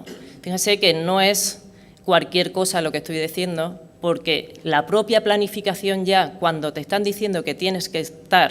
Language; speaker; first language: Spanish; native; Spanish